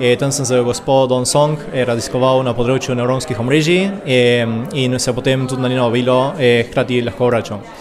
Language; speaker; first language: Slovenian; early bilingual, heritage; Slovenian